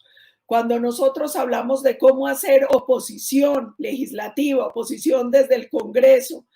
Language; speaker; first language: Spanish; native; Spanish